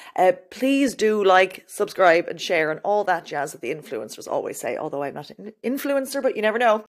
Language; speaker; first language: English; native; English